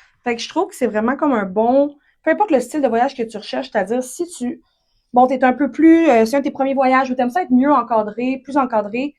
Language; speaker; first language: French; native; French